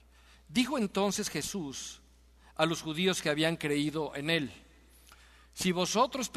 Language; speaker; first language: Spanish; native; Spanish